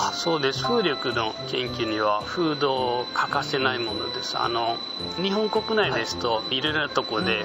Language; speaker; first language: Japanese; non-native, fluent; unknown